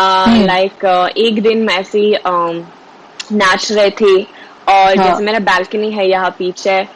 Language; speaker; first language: Hindi; non-native, learner; Swedish